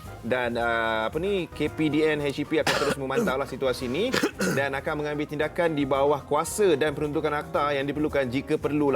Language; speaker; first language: Malay; native; Malay